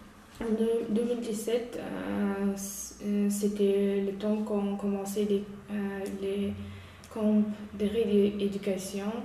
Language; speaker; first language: French; non-native, learner; Uyghur